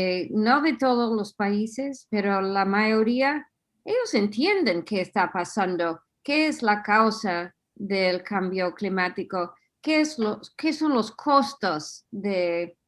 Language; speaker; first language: Spanish; non-native, fluent; English